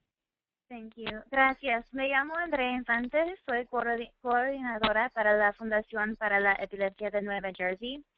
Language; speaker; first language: Spanish; native; Spanish